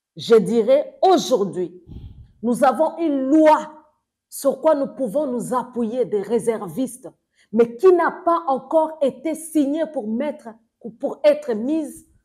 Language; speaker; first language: French; non-native, local second language; Swahili